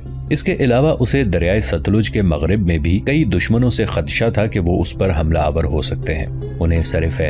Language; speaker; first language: Urdu; native; Urdu